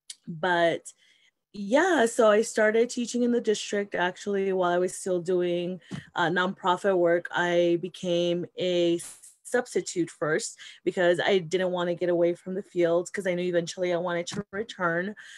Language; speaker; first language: English; early bilingual, other home language; Spanish